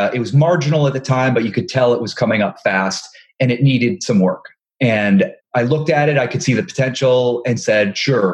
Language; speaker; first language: English; native; English